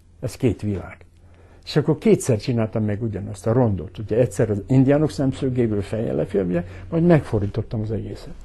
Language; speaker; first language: Hungarian; early bilingual, heritage; Hungarian